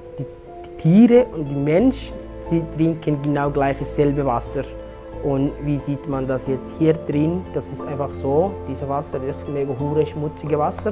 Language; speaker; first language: German; non-native, fluent; Somali